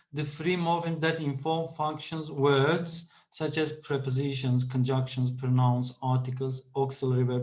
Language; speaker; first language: English; non-native, fluent; Turkish